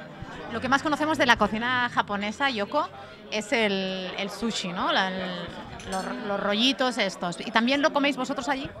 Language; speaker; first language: Spanish; native; Spanish